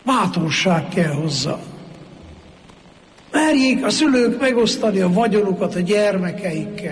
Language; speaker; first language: Hungarian; native; Hungarian